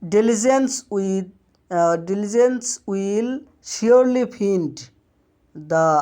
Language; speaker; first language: English; non-native, local second language; Bangla